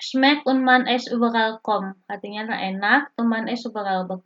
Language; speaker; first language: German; non-native, fluent; Indonesian